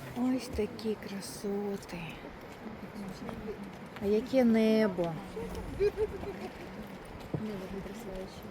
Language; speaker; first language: Ukrainian; native; Ukrainian